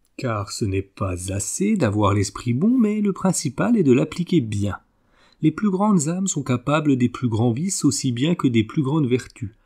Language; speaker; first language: French; native; French